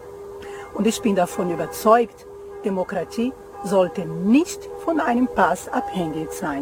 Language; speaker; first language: German; non-native, fluent; Portuguese